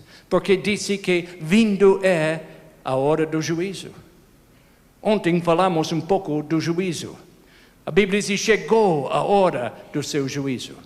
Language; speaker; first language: Portuguese; non-native, fluent; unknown